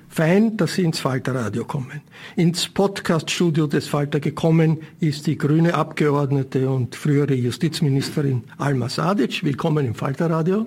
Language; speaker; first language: German; native; German